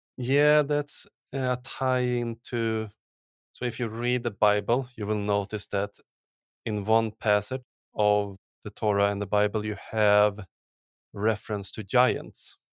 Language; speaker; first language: English; non-native, fluent; Swedish